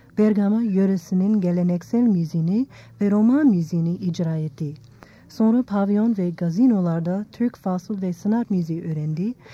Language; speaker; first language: Turkish; non-native, fluent; English